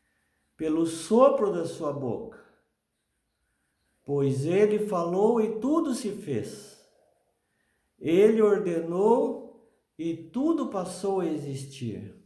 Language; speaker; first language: Portuguese; native; Portuguese